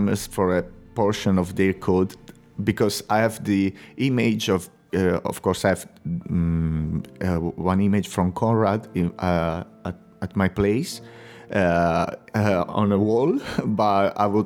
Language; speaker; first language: English; non-native, fluent; Italian